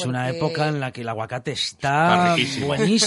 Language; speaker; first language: Spanish; native; Spanish